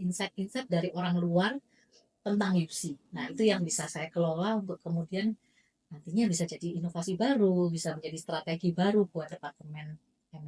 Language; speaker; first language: Indonesian; native; Indonesian